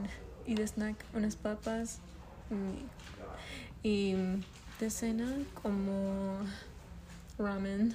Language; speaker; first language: Spanish; early bilingual, other home language; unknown